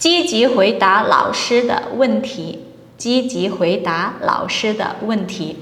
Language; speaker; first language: Chinese; non-native, fluent; Portuguese